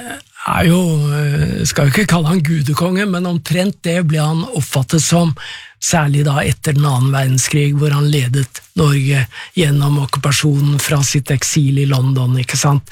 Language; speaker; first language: Norwegian; native; Norwegian